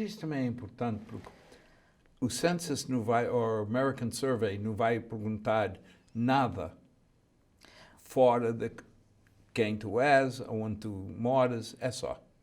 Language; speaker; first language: Portuguese; early bilingual, heritage; Portuguese